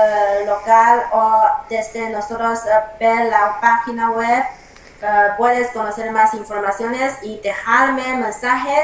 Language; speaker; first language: Spanish; non-native, learner; Chinese